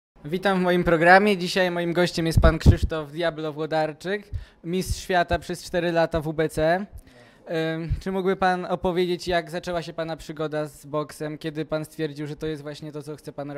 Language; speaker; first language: Polish; native; Polish